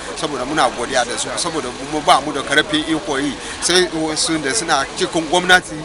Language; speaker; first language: Hausa; non-native, local second language; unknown